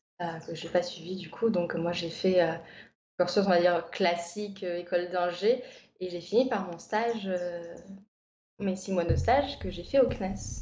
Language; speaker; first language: French; native; French